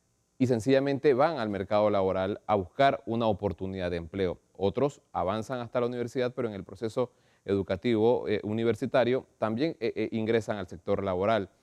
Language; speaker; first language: Spanish; native; Spanish